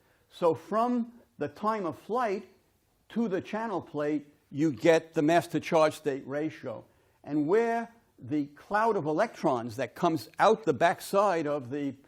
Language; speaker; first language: English; native; English